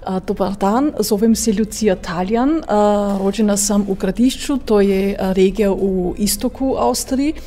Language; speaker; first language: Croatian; early bilingual, heritage; Croatian